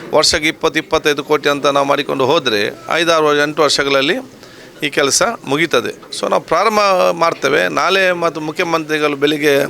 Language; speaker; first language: Kannada; native; Kannada